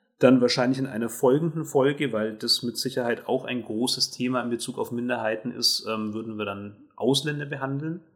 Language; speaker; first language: German; native; German